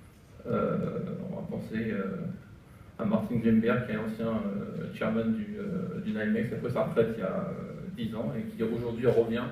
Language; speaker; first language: French; native; French